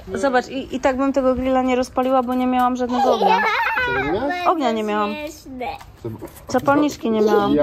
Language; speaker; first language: Polish; native; Polish